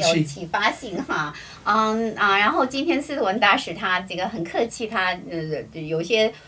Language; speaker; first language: Chinese; native; Chinese